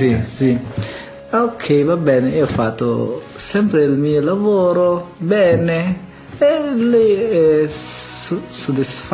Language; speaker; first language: Italian; non-native, learner; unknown